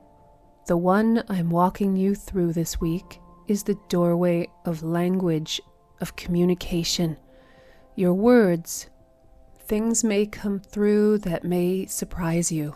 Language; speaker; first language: English; native; English